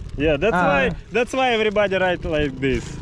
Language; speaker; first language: English; non-native, learner; Russian